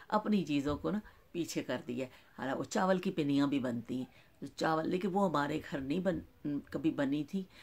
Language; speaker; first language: Urdu; non-native, local second language; Punjabi